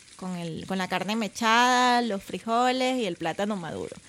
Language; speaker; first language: Spanish; native; Spanish